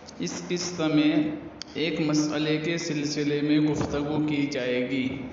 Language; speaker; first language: Urdu; non-native, local second language; Gujarati